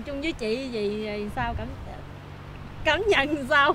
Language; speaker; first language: Korean; non-native, fluent; Vietnamese